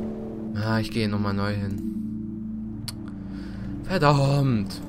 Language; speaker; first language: German; native; German